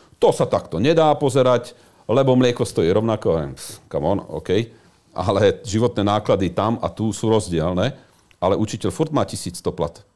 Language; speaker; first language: Slovak; native; Slovak